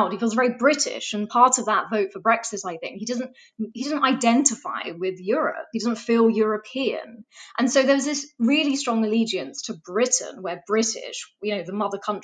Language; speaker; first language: English; native; English